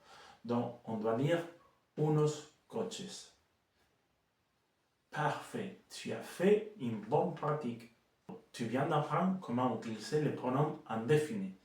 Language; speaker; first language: French; non-native, fluent; Spanish